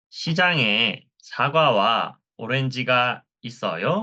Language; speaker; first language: Korean; non-native, learner; Thai